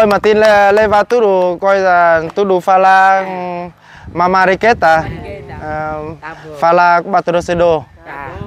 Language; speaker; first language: Portuguese; non-native, learner; Vietnamese